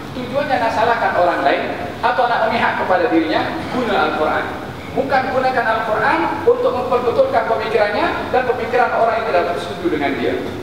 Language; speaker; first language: Malay; native; Malay